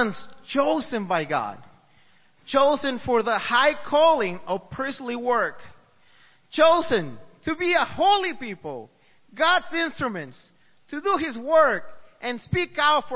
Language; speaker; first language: English; early bilingual, other home language; Spanish